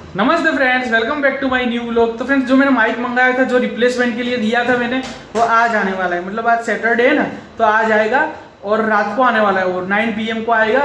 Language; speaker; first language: Hindi; non-native, local second language; Marathi